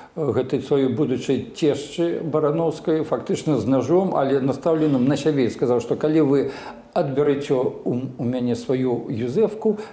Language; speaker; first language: Russian; non-native, local second language; Belarusian